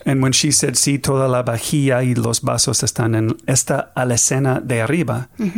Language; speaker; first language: Spanish; non-native, learner; English